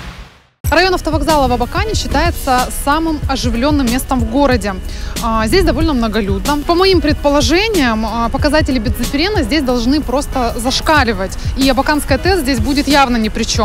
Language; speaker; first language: Russian; native; Russian